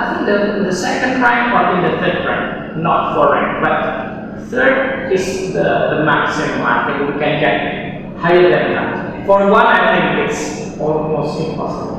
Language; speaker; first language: English; non-native, fluent; Indonesian